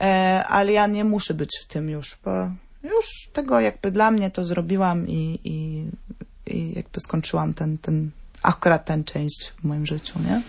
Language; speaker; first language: Polish; non-native, fluent; Norwegian